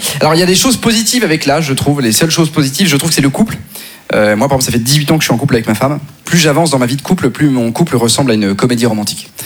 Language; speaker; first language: French; native; French